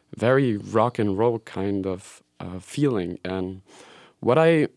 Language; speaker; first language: English; non-native, fluent; French